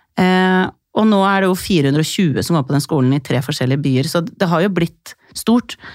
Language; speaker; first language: Norwegian; early bilingual, other home language; Icelandic